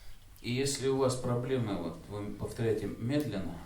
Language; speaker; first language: Russian; native; Russian